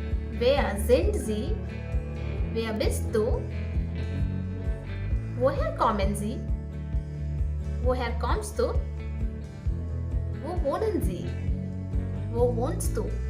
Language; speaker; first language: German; non-native, fluent; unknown